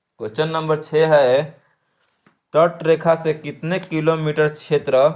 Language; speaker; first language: Hindi; native; Hindi